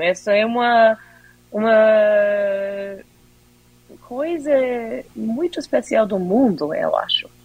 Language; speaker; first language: Portuguese; non-native, fluent; English